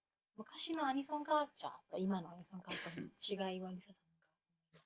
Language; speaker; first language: Japanese; non-native, fluent; Indonesian